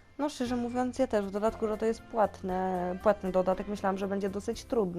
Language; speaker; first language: Polish; native; Polish